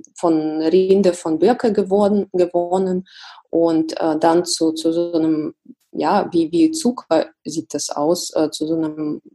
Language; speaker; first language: German; non-native, fluent; Russian